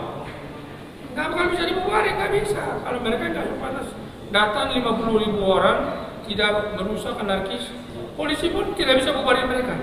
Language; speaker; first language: Indonesian; non-native, local second language; Tetum